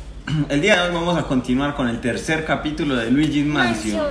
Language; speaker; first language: Spanish; native; Spanish